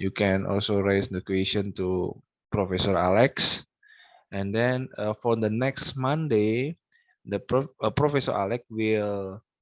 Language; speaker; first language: English; non-native, local second language; Indonesian